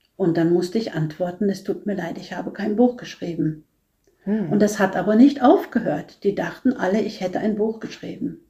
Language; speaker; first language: German; non-native, fluent; Norwegian